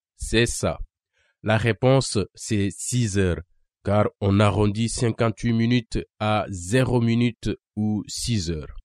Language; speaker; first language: French; non-native, local second language; Wolof